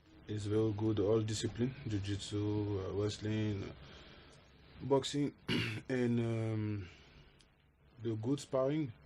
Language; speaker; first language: English; non-native, learner; French